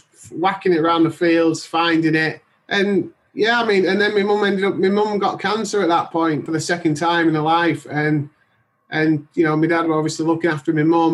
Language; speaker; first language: English; native; English